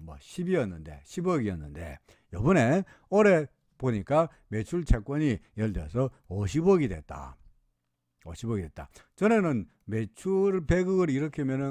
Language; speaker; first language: Korean; native; Korean